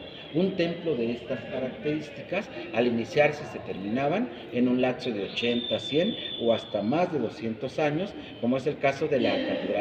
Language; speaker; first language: Spanish; native; Spanish